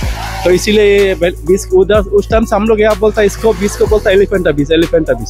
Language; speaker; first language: Hindi; non-native, local second language; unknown